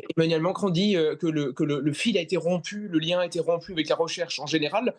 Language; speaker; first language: French; native; French